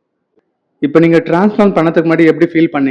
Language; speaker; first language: Tamil; native; Tamil